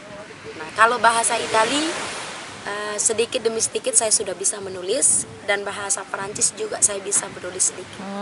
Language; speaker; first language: Indonesian; non-native, local second language; Sasak